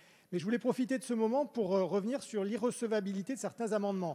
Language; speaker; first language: French; native; French